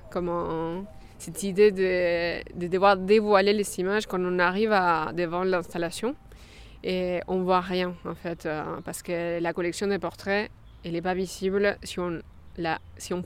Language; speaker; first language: French; non-native, fluent; Spanish